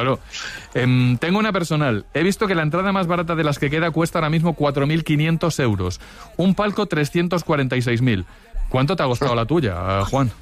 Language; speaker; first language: Spanish; native; Spanish